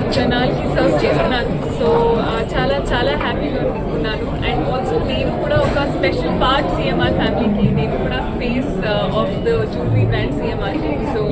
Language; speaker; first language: Telugu; non-native, fluent; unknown